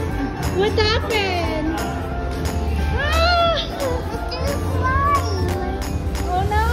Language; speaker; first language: English; non-native, local second language; Filipino